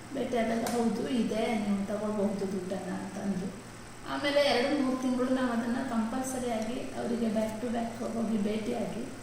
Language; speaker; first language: Kannada; native; Kannada